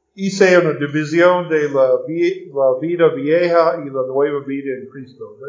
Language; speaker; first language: Spanish; non-native, learner; English